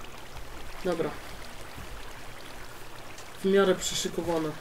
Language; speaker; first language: Polish; native; Polish